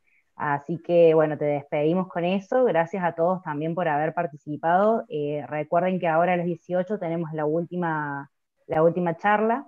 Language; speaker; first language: Spanish; native; Spanish